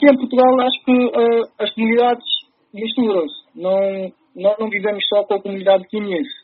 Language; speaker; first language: Portuguese; early bilingual, other home language; Upper Guinea Crioulo